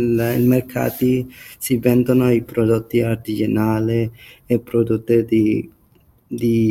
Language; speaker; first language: Italian; non-native, learner; English